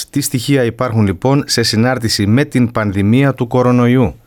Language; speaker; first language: Greek; native; Greek